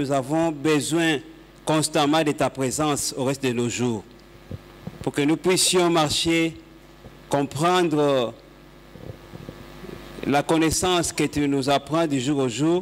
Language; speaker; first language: French; non-native, local second language; Lingala